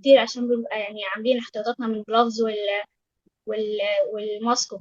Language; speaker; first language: Arabic; native; Arabic